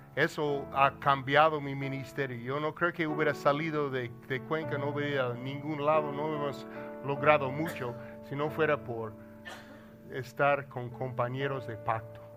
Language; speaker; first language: Spanish; non-native, learner; English